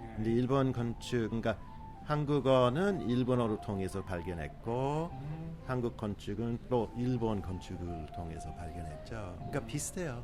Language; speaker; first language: Korean; non-native, fluent; English